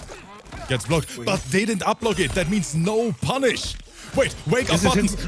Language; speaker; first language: English; native; English